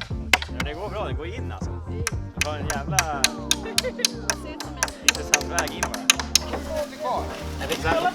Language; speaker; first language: Swedish; native; Swedish